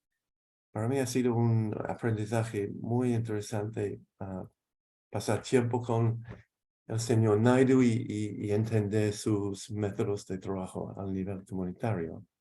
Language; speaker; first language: Spanish; non-native, fluent; English